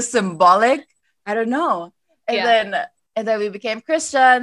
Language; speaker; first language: English; non-native, local second language; Persian